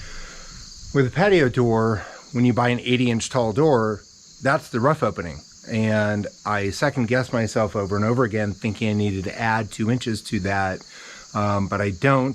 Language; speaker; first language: English; native; English